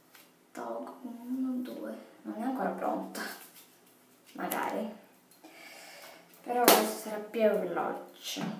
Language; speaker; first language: Italian; non-native, fluent; Portuguese